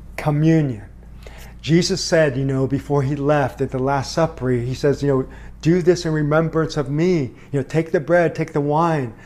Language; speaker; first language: English; early bilingual, other home language; Korean